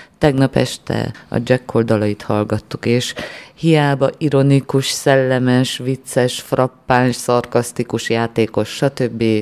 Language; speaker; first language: Hungarian; native; Hungarian